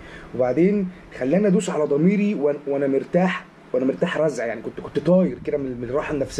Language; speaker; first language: Arabic; native; Arabic